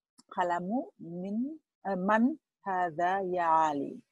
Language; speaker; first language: Arabic; non-native, learner; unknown